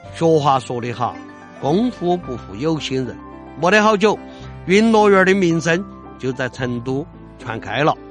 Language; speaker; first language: Chinese; native; Chinese